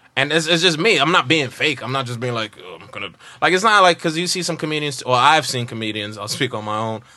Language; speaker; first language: English; native; English